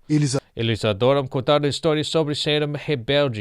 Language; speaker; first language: Portuguese; non-native, learner; English